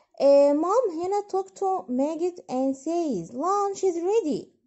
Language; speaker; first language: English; non-native, fluent; Arabic